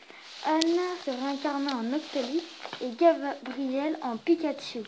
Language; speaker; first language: French; native; French